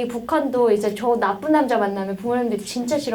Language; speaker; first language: Korean; native; Korean